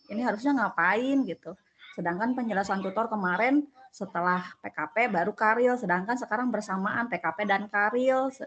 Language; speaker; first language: Indonesian; native; Indonesian